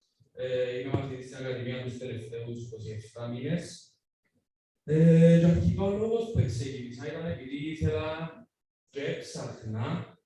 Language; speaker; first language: Greek; native; Greek